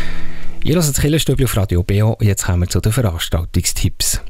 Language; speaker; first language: German; native; German